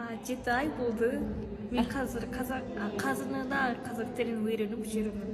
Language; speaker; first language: Kazakh; non-native, learner; Japanese